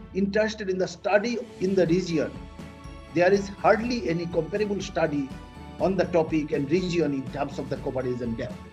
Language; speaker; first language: English; non-native, local second language; Bangla